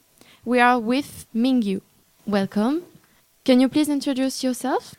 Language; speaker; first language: English; non-native, learner; French